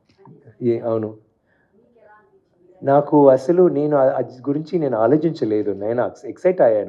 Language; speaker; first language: Telugu; non-native, fluent; Tamil